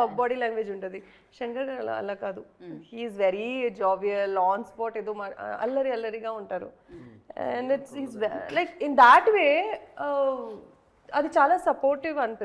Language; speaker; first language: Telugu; early bilingual, heritage; Telugu